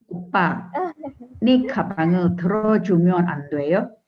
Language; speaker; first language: Korean; non-native, learner; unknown